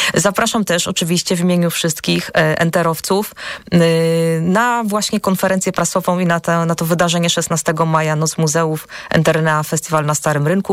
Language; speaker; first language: Polish; native; Polish